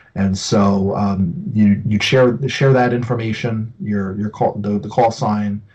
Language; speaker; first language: English; native; English